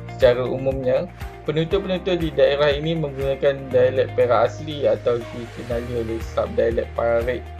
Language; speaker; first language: Malay; native; Malay